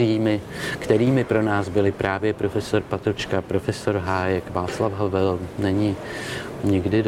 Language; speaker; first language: Czech; native; Czech